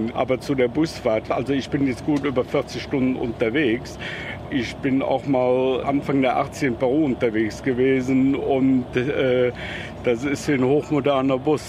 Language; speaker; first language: German; native; German